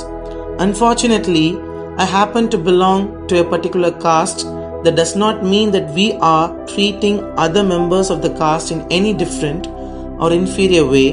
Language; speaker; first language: English; non-native, local second language; Tamil